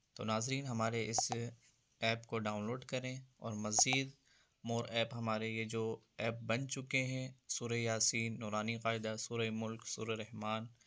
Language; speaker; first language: Urdu; native; Urdu